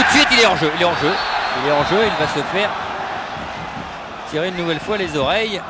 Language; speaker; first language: French; native; French